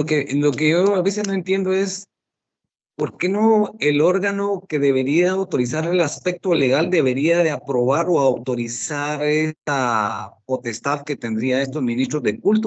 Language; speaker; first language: Spanish; native; Spanish